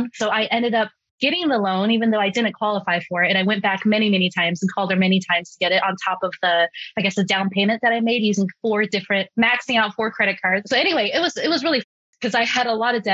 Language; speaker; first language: English; early bilingual, other home language; Chinese